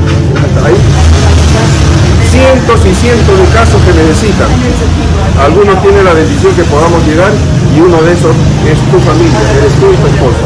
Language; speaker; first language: Spanish; native; Spanish